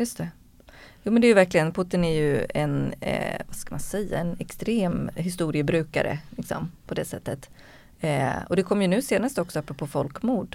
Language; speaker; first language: Swedish; native; Swedish